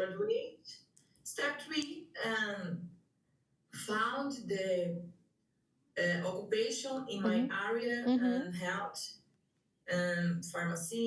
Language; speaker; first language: English; non-native, learner; Portuguese